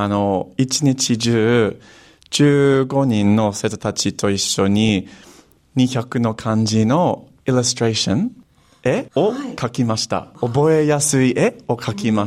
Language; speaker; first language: Japanese; non-native, fluent; English